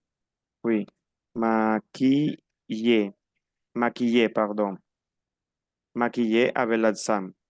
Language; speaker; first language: French; non-native, fluent; Spanish